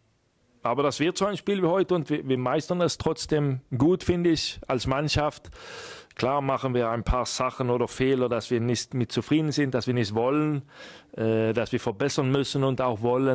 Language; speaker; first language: German; non-native, fluent; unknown